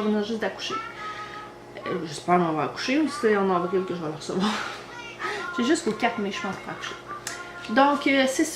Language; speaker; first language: French; native; French